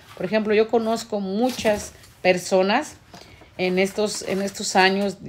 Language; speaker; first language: Spanish; native; Spanish